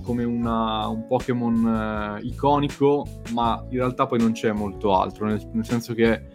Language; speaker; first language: Italian; native; Italian